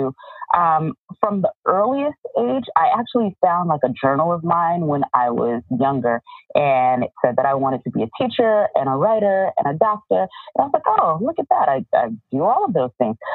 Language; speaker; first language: English; native; English